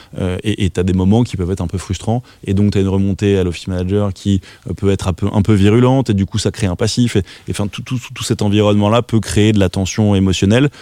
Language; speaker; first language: French; native; French